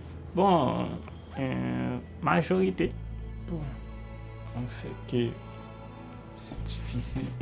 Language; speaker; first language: French; non-native, learner; Haitian Creole